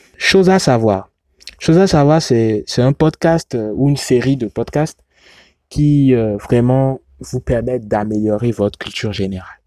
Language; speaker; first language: French; non-native, local second language; Yoruba